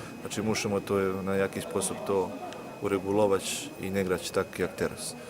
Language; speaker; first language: Polish; non-native, learner; Serbian